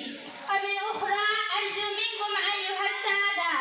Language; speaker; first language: Arabic; non-native, learner; Bangla